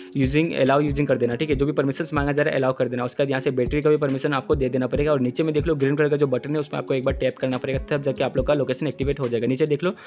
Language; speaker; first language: Hindi; non-native, local second language; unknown